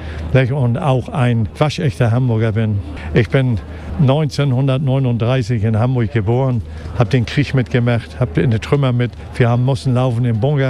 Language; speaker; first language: German; native; German